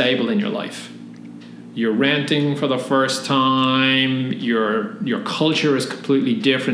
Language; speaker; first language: English; native; English